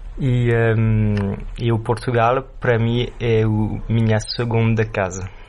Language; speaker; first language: Portuguese; early bilingual, heritage; French